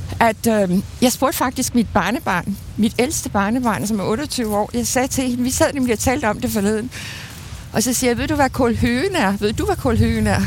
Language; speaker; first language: Danish; native; Danish